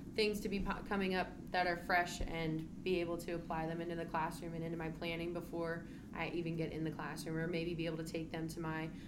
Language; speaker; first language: English; native; English